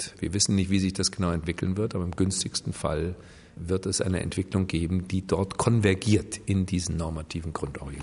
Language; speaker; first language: German; native; German